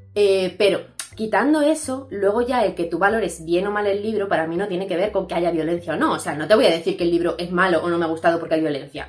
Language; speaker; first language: Spanish; native; Spanish